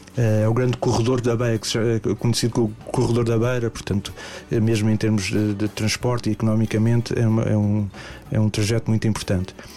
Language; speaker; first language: Portuguese; native; Portuguese